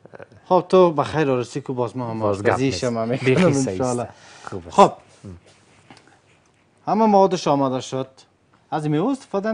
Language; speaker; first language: Persian; native; Persian